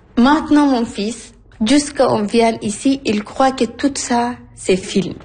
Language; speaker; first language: French; non-native, learner; Arabic